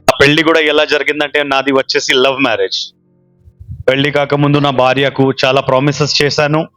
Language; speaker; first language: Telugu; non-native, local second language; Urdu